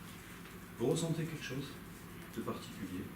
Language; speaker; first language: French; native; French